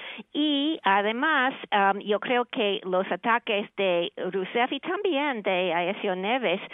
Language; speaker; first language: Spanish; non-native, fluent; English